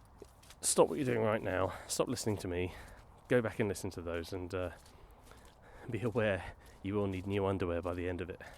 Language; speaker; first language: English; native; English